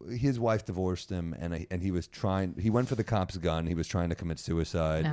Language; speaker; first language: English; native; English